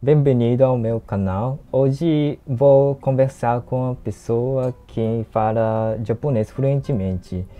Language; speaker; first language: Portuguese; non-native, learner; Japanese